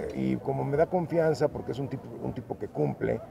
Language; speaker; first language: Spanish; native; Spanish